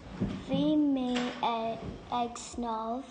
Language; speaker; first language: Irish; non-native, learner; English